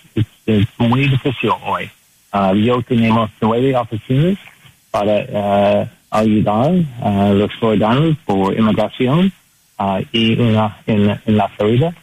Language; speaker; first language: Spanish; non-native, learner; English